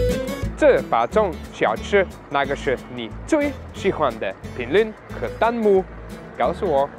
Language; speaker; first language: Chinese; non-native, fluent; German